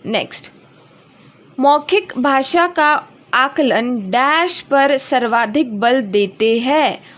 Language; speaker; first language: Hindi; non-native, local second language; Marathi